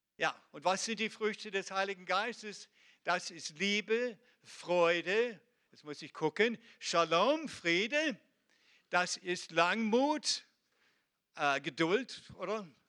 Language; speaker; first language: German; non-native, fluent; Hebrew